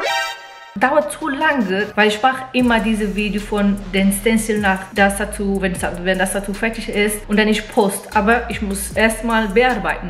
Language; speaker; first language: German; non-native, fluent; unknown